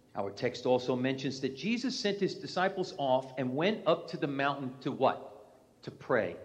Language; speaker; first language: English; native; English